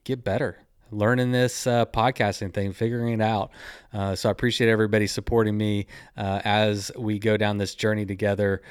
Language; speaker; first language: English; native; English